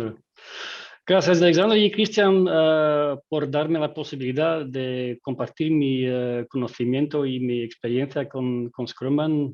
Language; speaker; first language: Spanish; non-native, fluent; Dutch